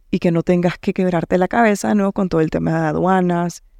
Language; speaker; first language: Spanish; native; Spanish